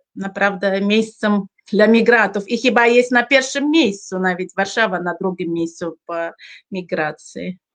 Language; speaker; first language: Polish; non-native, learner; Uzbek